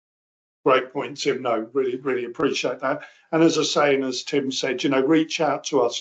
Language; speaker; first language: English; native; English